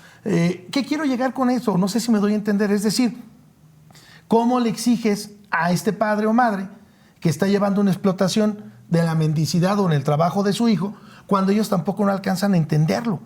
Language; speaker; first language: Spanish; native; Spanish